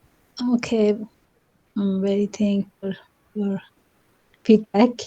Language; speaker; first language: English; non-native, learner; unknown